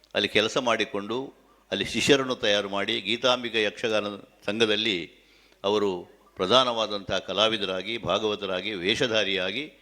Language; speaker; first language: Kannada; native; Kannada